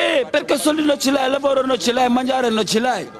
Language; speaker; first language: Italian; non-native, learner; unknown